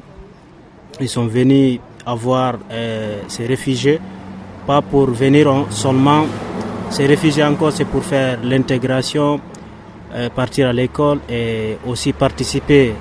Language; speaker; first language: French; non-native, local second language; Fula